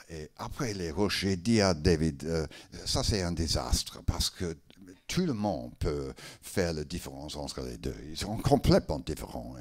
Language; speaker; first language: French; non-native, learner; English